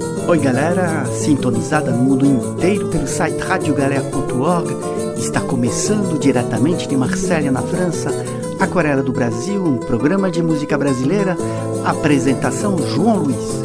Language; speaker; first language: Portuguese; non-native, fluent; French